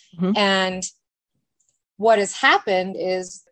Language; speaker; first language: English; native; English